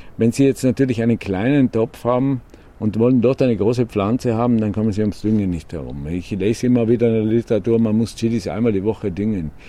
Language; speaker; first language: German; native; German